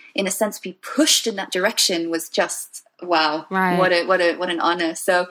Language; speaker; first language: English; native; English